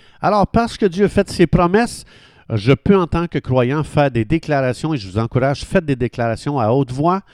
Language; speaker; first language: French; native; French